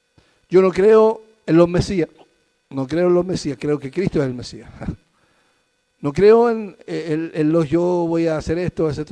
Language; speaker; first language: Spanish; native; Spanish